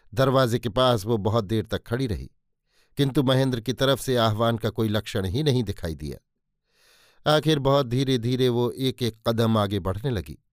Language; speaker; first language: Hindi; native; Hindi